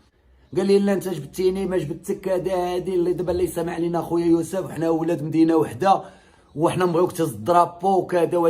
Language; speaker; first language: Arabic; native; Arabic